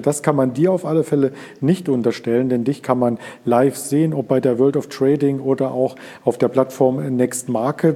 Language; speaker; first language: German; native; German